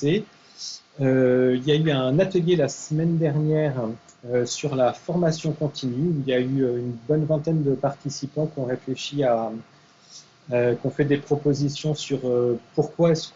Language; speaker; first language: French; native; French